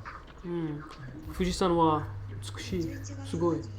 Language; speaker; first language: Japanese; non-native, learner; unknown